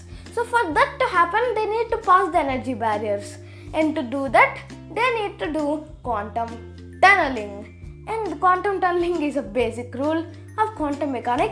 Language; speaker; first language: English; early bilingual, other home language; Telugu